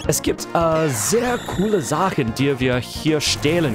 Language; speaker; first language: German; non-native, fluent; English